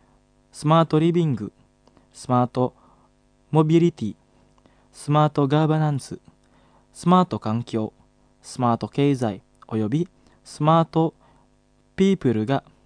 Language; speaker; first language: Japanese; non-native, fluent; Indonesian